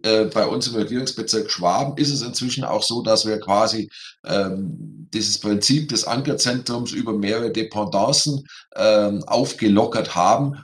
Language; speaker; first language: German; native; German